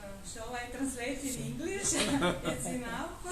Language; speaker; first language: English; non-native, learner; Chinese